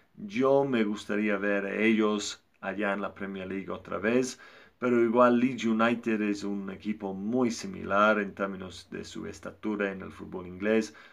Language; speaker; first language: Spanish; non-native, fluent; English